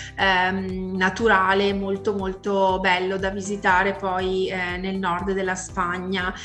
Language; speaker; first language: Italian; native; Italian